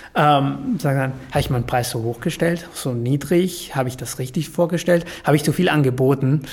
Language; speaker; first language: German; non-native, fluent; Spanish